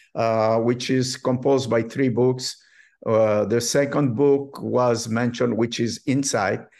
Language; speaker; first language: English; non-native, fluent; Arabic